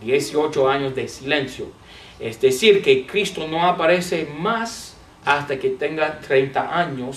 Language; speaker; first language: Spanish; non-native, fluent; English